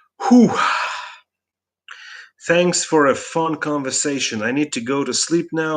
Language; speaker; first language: English; non-native, fluent; Russian